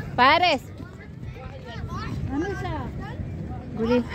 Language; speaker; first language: Arabic; non-native, learner; Filipino